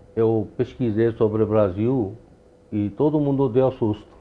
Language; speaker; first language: Portuguese; non-native, fluent; Urdu